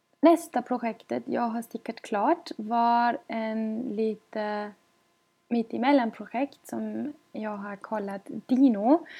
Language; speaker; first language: Swedish; non-native, fluent; German